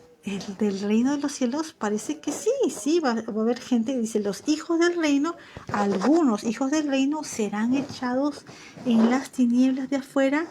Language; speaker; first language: Spanish; native; Spanish